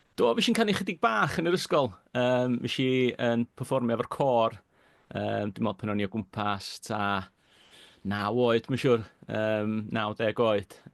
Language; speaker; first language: Welsh; native; Welsh